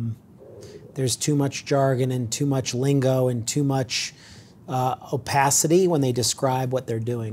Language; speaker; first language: English; native; English